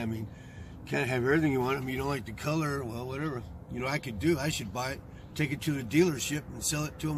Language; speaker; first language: English; native; English